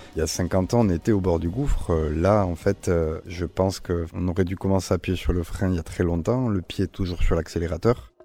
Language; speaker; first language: French; native; French